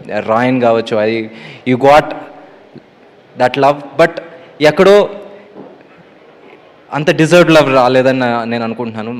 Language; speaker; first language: Telugu; native; Telugu